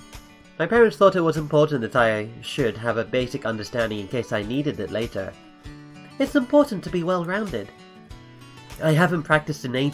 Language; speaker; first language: English; native; English